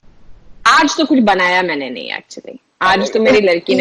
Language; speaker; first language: Hindi; non-native, learner; Swedish